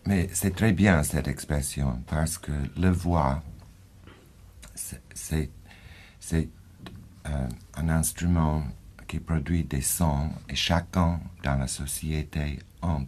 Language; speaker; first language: French; non-native, fluent; English